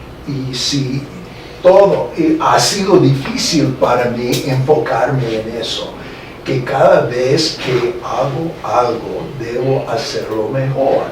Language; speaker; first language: Spanish; non-native, fluent; English